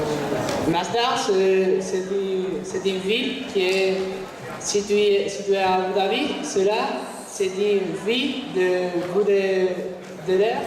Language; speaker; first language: French; non-native, fluent; Spanish